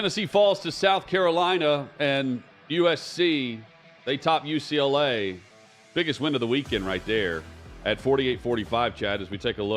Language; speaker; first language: English; native; English